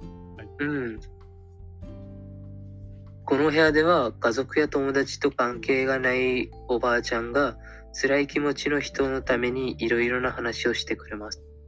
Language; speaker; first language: Japanese; non-native, fluent; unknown